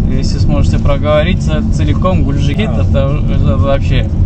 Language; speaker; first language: Russian; non-native, local second language; Kyrgyz